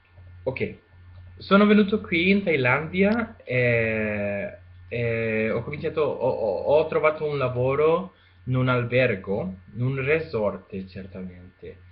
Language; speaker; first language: Italian; non-native, learner; Spanish